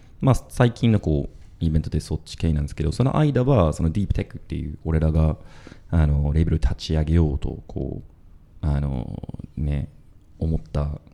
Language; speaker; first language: Japanese; non-native, fluent; English